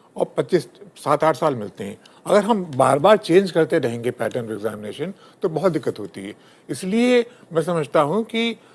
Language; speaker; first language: Hindi; native; Hindi